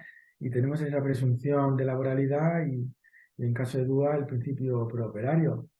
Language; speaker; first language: Spanish; native; Spanish